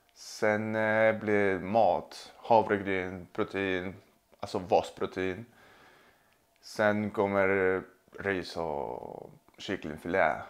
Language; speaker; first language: Swedish; non-native, fluent; Spanish